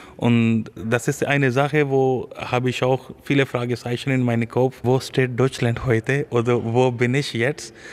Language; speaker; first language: German; non-native, fluent; Urdu